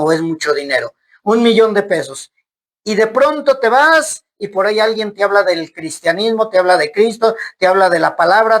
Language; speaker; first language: Spanish; native; Spanish